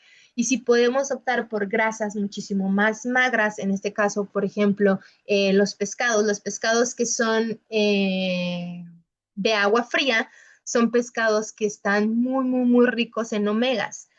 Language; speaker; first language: Spanish; native; Spanish